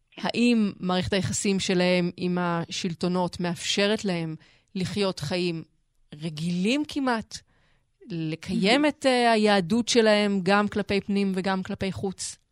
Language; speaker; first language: Hebrew; native; Hebrew